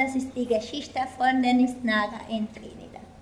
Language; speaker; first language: German; non-native, fluent; Spanish